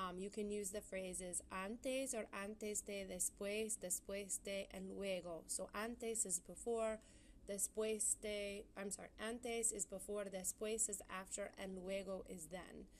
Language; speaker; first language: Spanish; non-native, fluent; English